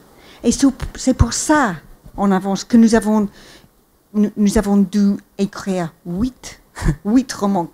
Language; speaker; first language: French; non-native, fluent; English